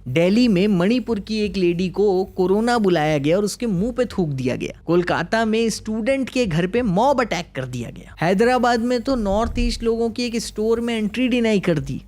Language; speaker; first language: Hindi; native; Hindi